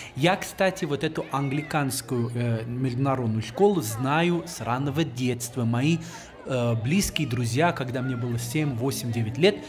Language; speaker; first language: Russian; non-native, fluent; English